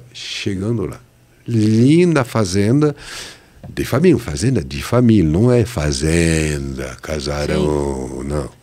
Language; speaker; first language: Portuguese; non-native, fluent; French